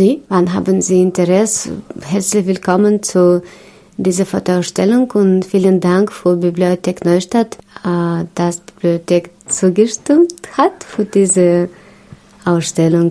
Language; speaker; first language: German; non-native, learner; Russian